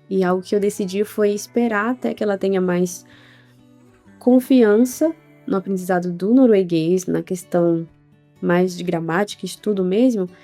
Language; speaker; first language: Portuguese; native; Portuguese